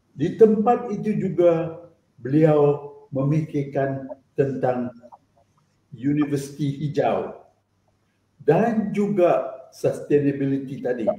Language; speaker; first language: Malay; native; Malay